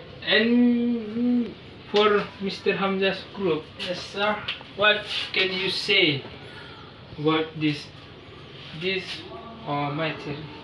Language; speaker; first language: English; non-native, learner; Indonesian